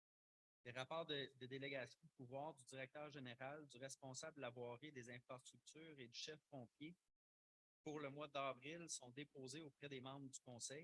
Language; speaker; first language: French; native; French